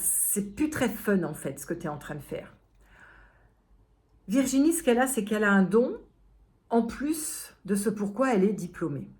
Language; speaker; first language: French; native; French